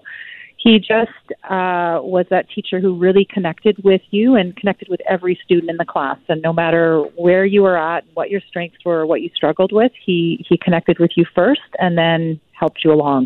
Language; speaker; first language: English; native; English